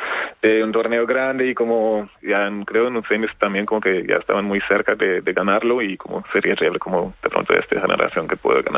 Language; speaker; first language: Spanish; non-native, fluent; German